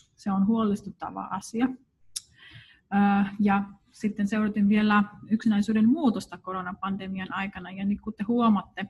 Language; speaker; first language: Finnish; non-native, fluent; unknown